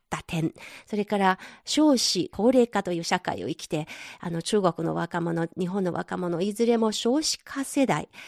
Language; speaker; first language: Japanese; non-native, fluent; Chinese